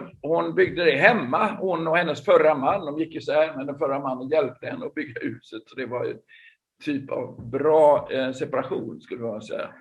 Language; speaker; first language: Swedish; native; Swedish